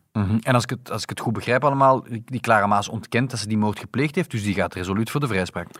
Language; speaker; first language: Dutch; native; Dutch